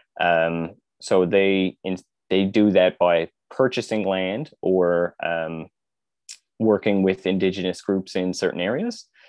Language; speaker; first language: English; native; English